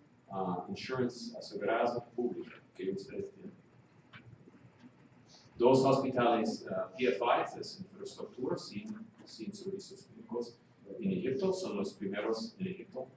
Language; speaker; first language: Spanish; non-native, fluent; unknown